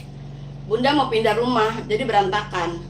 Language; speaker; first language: Indonesian; native; Indonesian